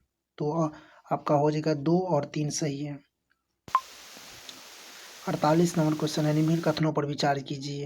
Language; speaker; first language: Hindi; native; Hindi